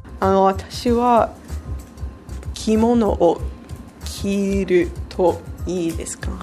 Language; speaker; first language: Japanese; non-native, learner; English